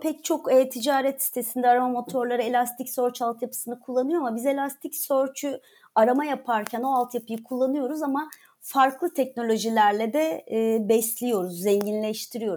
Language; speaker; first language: Turkish; native; Turkish